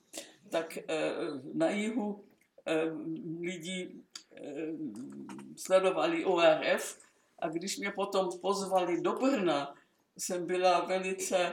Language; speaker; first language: Czech; non-native, local second language; German